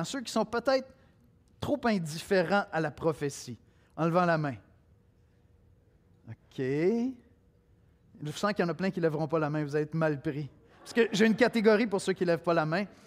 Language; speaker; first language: French; native; French